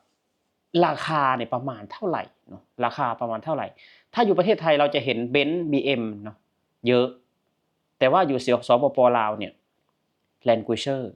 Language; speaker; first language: Thai; non-native, local second language; Northeastern Thai